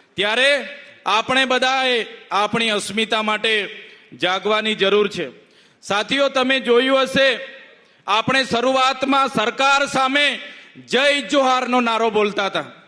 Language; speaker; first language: Gujarati; non-native, local second language; Vasavi